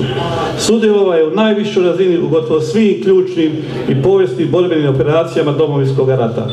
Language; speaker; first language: Croatian; native; Croatian